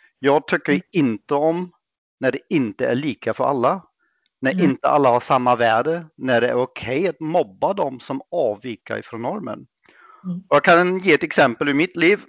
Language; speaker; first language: Swedish; non-native, fluent; German